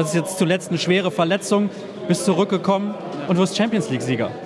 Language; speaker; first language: German; native; German